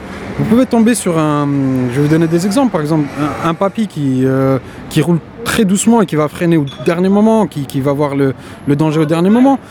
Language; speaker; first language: French; native; French